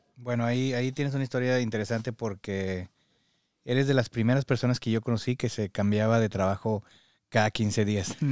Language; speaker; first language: Spanish; native; Spanish